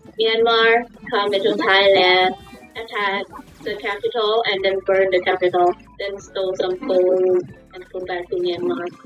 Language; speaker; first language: English; non-native, fluent; Thai